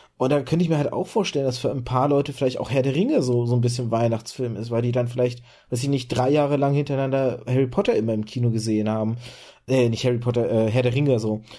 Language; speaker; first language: German; early bilingual, other home language; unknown